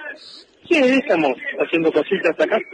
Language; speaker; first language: Spanish; native; Spanish